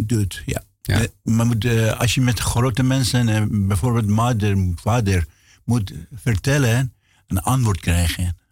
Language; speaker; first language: Dutch; non-native, learner; Persian